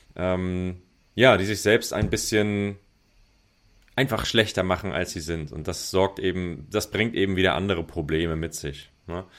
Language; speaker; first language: German; native; German